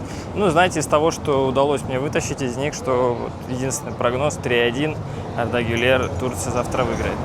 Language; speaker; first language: Russian; native; Russian